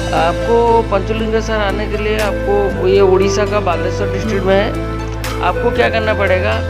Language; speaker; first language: Hindi; non-native, local second language; Odia